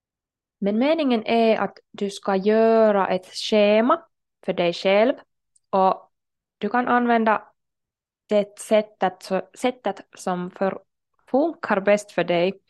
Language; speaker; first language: Swedish; non-native, local second language; Finnish